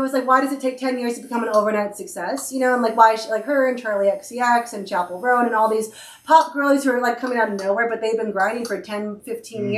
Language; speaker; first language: English; native; English